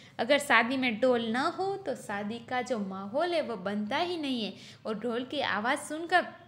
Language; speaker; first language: Hindi; non-native, local second language; Gujarati